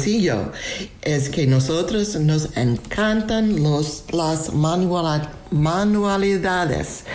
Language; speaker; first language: Spanish; non-native, fluent; English